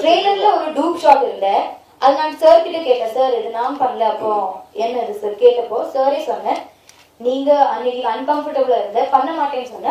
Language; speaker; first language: Tamil; non-native, learner; Malayalam